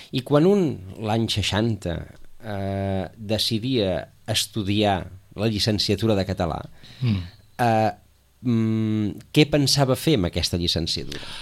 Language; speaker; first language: Catalan; native; Catalan